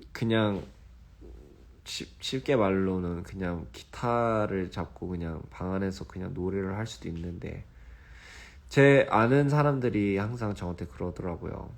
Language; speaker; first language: Korean; early bilingual, heritage; English